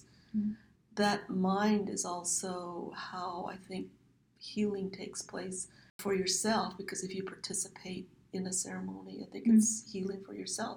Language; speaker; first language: English; early bilingual, other home language; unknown